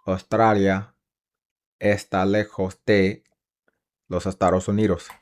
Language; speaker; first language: Spanish; non-native, learner; English